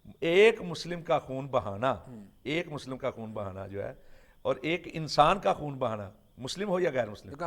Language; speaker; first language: Urdu; non-native, local second language; Punjabi